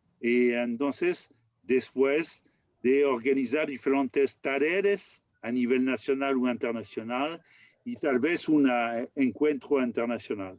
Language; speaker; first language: Spanish; non-native, learner; French